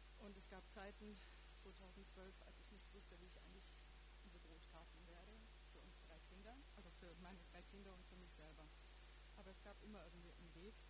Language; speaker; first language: German; non-native, fluent; Croatian